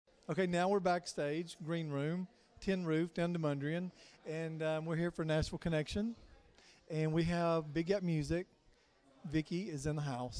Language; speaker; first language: English; native; English